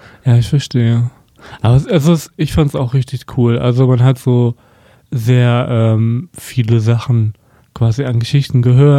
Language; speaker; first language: German; native; German